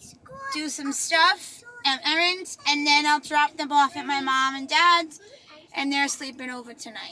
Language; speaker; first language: English; native; English